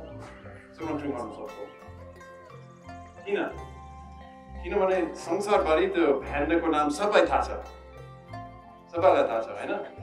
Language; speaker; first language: Nepali; non-native, learner; English